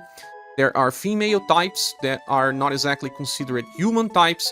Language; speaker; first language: English; non-native, fluent; Portuguese